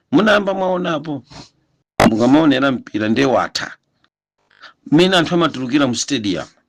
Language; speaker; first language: Nyanja; native; Nyanja